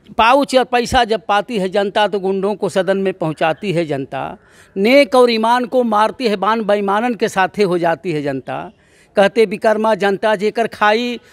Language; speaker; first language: Hindi; native; Hindi